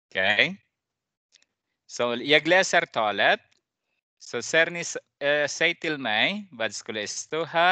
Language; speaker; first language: Swedish; non-native, fluent; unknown